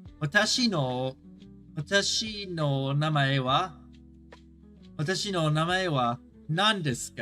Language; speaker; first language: Japanese; non-native, learner; English